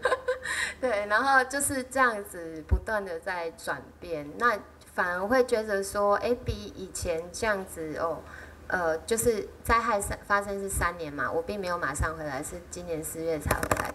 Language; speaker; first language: Chinese; native; Chinese